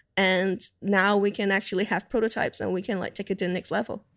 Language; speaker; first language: English; non-native, local second language; Cantonese